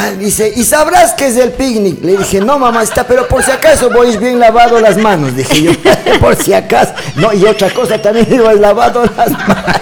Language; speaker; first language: Spanish; native; Spanish